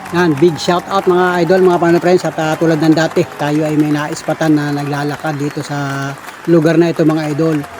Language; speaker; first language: Filipino; native; Filipino